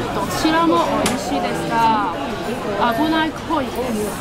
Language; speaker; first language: Japanese; non-native, learner; Cantonese